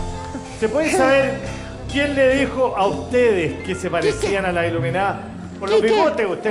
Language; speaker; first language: Spanish; native; Spanish